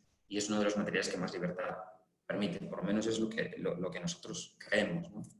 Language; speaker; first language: Spanish; native; Spanish